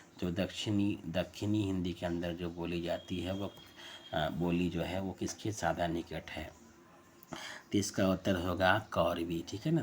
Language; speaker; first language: Hindi; native; Hindi